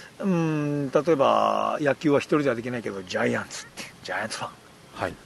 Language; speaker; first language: Japanese; native; Japanese